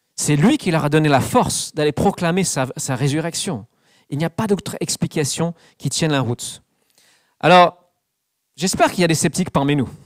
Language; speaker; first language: French; non-native, fluent; English